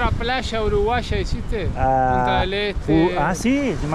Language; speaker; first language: Portuguese; non-native, learner; Spanish